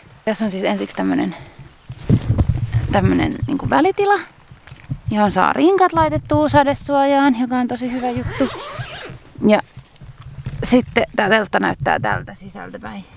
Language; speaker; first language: Finnish; native; Finnish